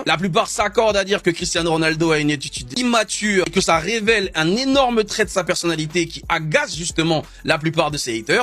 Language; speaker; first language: French; native; French